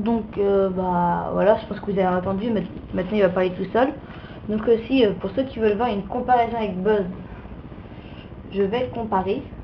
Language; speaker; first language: French; native; French